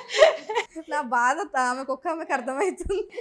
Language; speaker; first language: Telugu; native; Telugu